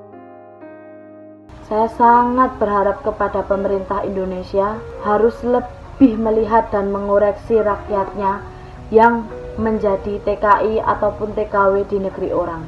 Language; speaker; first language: Indonesian; non-native, local second language; Javanese